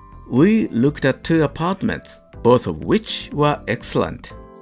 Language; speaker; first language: English; non-native, fluent; Japanese